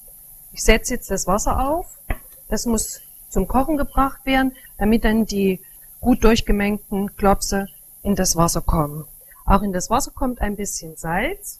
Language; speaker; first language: German; native; German